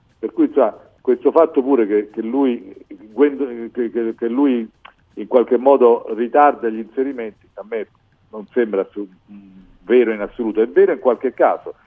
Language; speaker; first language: Italian; native; Italian